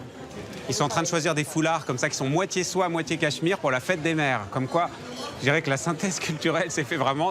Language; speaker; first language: French; native; French